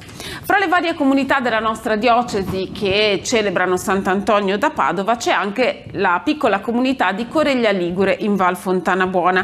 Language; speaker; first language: Italian; native; Italian